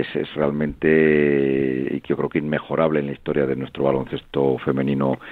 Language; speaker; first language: Spanish; native; Spanish